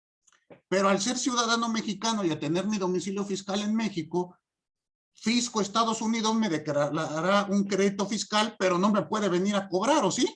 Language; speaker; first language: Spanish; native; Spanish